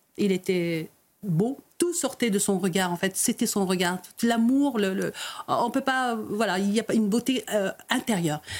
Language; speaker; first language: French; early bilingual, other home language; Arabic